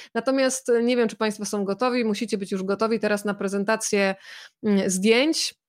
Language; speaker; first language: Polish; native; Polish